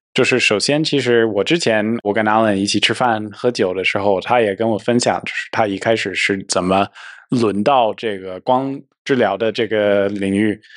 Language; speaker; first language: Chinese; non-native, fluent; English